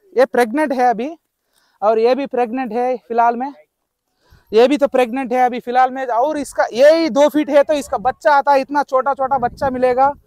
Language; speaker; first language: Hindi; non-native, local second language; Telugu